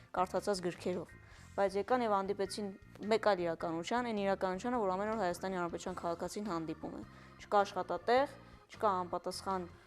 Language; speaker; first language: Armenian; early bilingual, heritage; Armenian